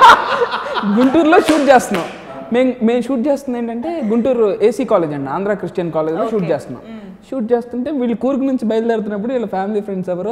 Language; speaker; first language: Telugu; native; Telugu